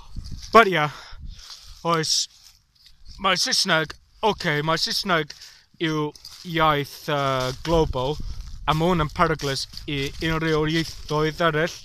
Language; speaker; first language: Welsh; non-native, learner; English